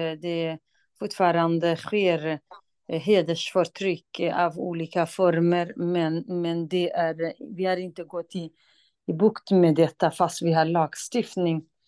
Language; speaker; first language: Swedish; non-native, fluent; Kurdish